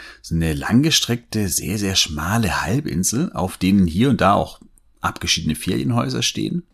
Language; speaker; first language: German; native; German